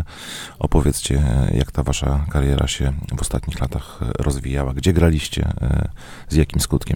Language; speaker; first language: Polish; native; Polish